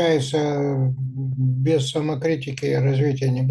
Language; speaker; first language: Russian; native; Russian